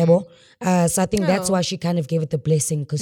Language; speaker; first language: English; non-native, local second language; Xhosa